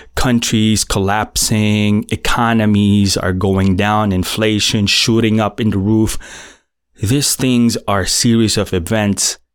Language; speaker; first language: English; non-native, local second language; Filipino